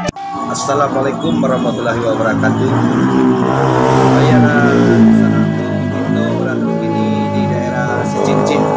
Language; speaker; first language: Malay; non-native, local second language; Minangkabau